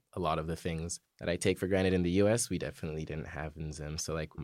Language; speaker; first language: English; native; English